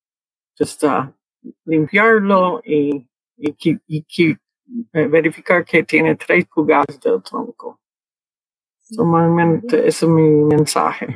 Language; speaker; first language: Spanish; early bilingual, heritage; Spanish